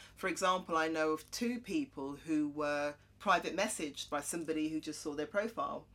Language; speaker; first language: English; native; English